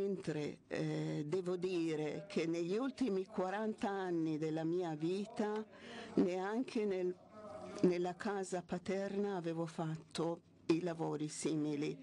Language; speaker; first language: Italian; non-native, fluent; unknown